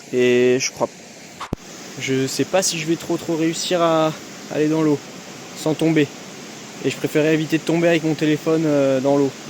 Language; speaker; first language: French; native; French